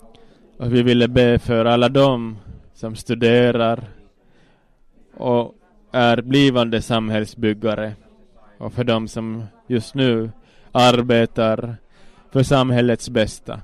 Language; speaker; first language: Swedish; non-native, local second language; Finnish